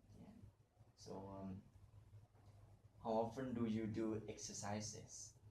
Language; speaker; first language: English; non-native, learner; Vietnamese